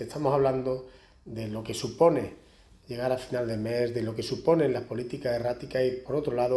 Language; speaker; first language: Spanish; native; Spanish